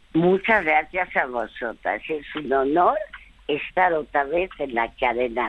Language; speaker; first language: Spanish; early bilingual, other home language; French